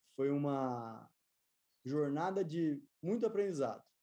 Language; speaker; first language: Portuguese; native; Portuguese